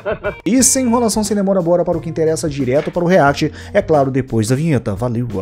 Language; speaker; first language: Portuguese; native; Portuguese